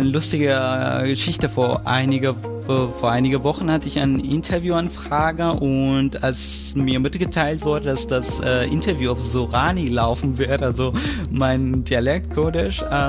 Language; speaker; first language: German; non-native, fluent; Arabic